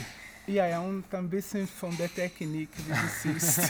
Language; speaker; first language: German; non-native, learner; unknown